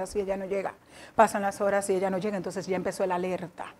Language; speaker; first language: Spanish; native; Spanish